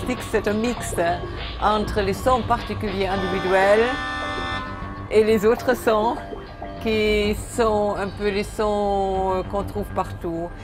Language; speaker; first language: French; non-native, fluent; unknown